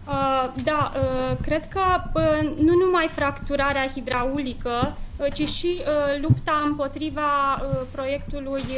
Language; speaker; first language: Romanian; native; Romanian